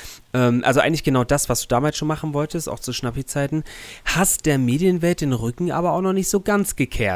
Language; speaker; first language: German; native; German